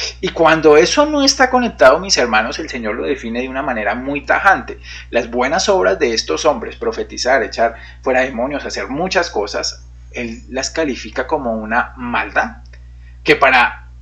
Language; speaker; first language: Spanish; native; Spanish